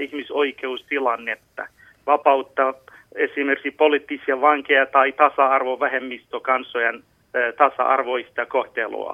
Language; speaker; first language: Finnish; non-native, fluent; Persian